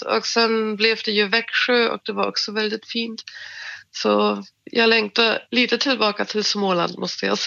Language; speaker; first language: Swedish; non-native, fluent; German